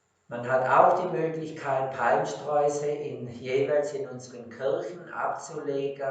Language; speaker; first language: German; native; German